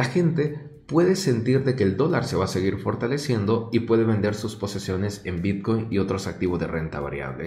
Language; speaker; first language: Spanish; native; Spanish